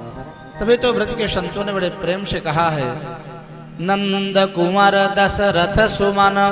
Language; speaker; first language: Hindi; native; Hindi